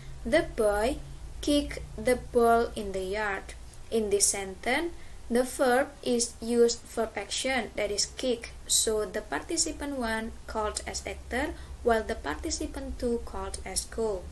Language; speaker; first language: English; non-native, learner; Indonesian